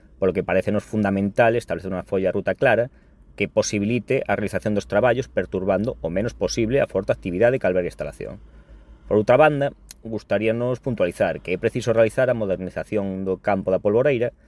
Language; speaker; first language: Galician; native; Galician